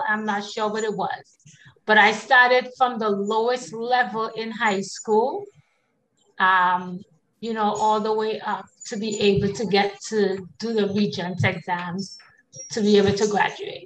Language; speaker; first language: English; native; English